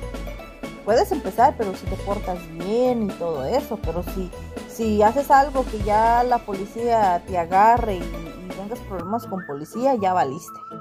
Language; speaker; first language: Spanish; native; Spanish